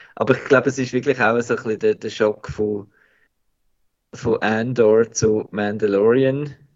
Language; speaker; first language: German; native; German